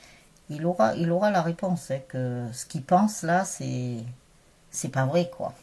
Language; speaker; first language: French; native; French